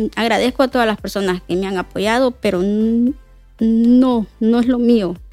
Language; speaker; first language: Spanish; native; Spanish